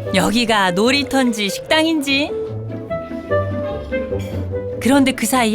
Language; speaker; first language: Korean; native; Korean